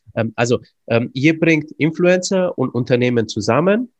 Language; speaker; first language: German; early bilingual, other home language; Romanian